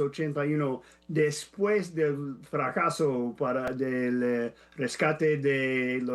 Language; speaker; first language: Spanish; non-native, fluent; English